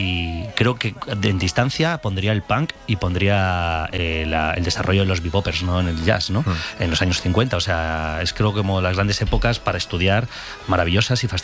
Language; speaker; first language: Spanish; native; Spanish